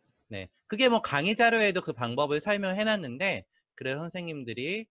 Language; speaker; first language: Korean; native; Korean